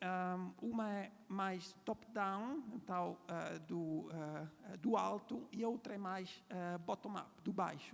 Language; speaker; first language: Portuguese; non-native, fluent; Italian